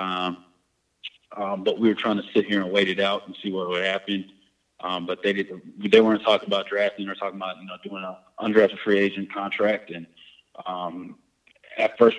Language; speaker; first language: English; native; English